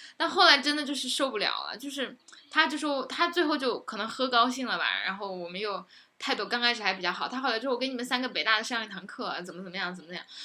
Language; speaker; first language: Chinese; native; Chinese